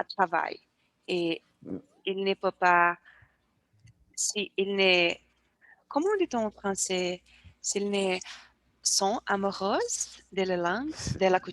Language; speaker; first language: French; non-native, learner; Portuguese